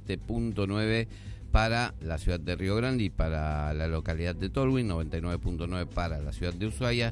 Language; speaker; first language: Spanish; native; Spanish